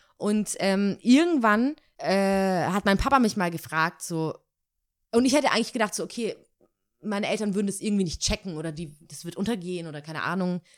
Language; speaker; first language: German; native; German